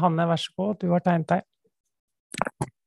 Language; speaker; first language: Norwegian; native; Norwegian